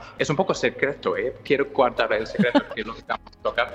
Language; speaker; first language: Spanish; non-native, fluent; English